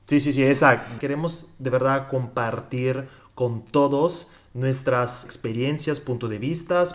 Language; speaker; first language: Spanish; non-native, fluent; Italian